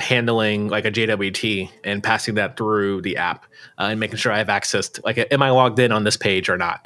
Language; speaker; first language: English; native; English